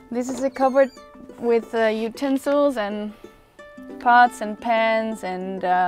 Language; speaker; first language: English; non-native, fluent; Dutch